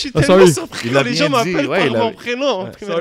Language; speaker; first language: French; native; French